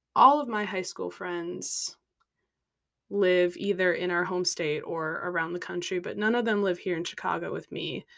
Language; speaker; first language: English; native; English